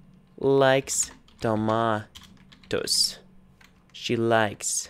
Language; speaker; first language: English; non-native, learner; Russian